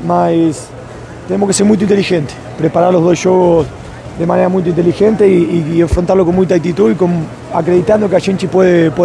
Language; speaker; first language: Portuguese; non-native, learner; Spanish